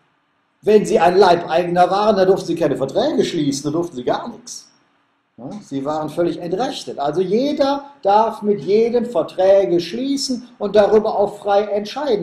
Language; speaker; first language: German; native; German